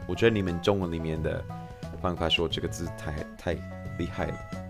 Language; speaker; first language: Chinese; non-native, fluent; English